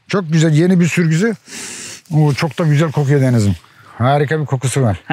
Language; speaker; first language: Turkish; native; Turkish